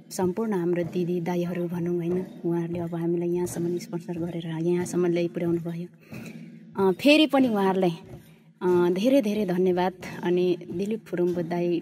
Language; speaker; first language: Nepali; non-native, local second language; Limbu